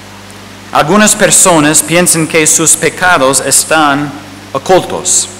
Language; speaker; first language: Spanish; non-native, fluent; English